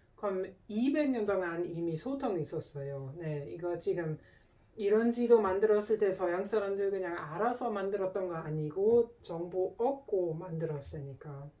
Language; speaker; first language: Korean; non-native, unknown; German